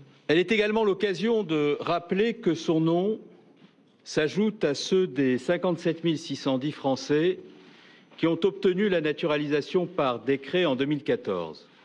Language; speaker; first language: French; native; French